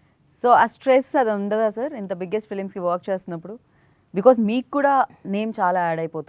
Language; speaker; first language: Telugu; native; Telugu